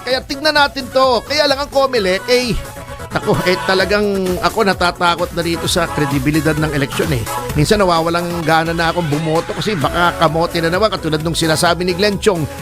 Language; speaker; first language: Filipino; native; Filipino